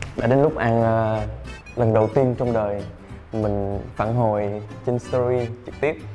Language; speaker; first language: Vietnamese; early bilingual, heritage; Vietnamese